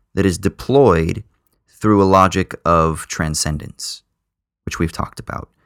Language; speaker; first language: English; native; English